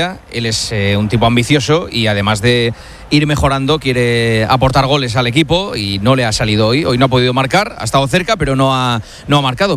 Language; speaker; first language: Spanish; native; Spanish